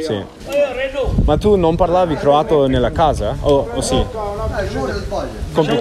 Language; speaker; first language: Italian; non-native, fluent; English